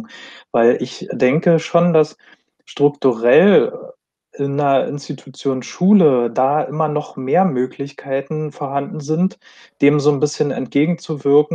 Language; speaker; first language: German; native; German